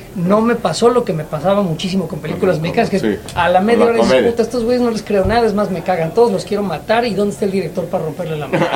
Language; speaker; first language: Spanish; native; Spanish